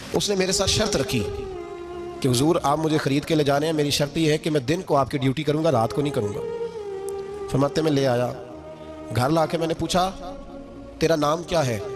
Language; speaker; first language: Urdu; non-native, local second language; Punjabi